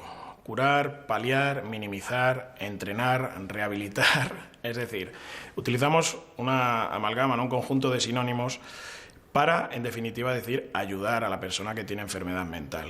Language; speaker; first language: Spanish; native; Spanish